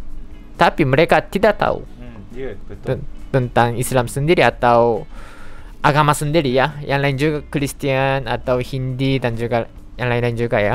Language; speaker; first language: Indonesian; non-native, fluent; Japanese